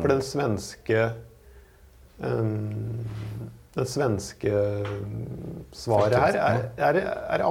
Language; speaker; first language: Norwegian; native; Norwegian